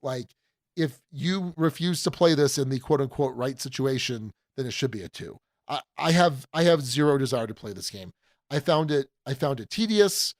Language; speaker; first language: English; native; English